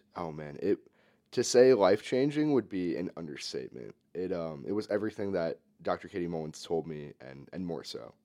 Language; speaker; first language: English; native; English